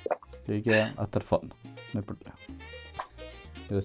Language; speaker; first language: Spanish; native; Spanish